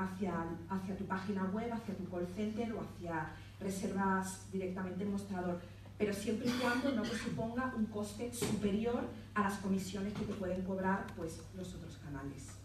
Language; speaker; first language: Spanish; native; Spanish